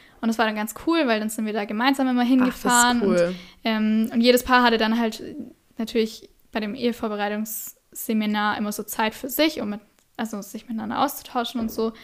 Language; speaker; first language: German; native; German